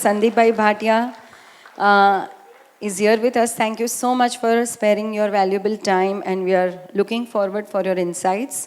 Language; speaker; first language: English; non-native, local second language; Gujarati